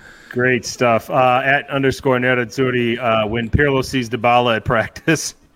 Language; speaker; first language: English; native; English